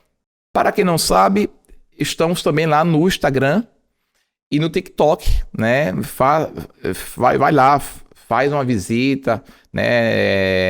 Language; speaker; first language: Portuguese; native; Portuguese